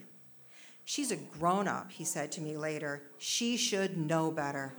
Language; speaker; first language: English; native; English